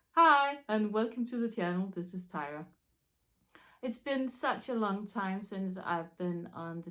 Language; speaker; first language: English; non-native, fluent; Danish